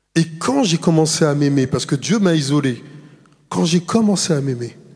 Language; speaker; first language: French; native; French